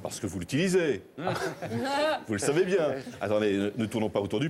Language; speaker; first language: French; native; French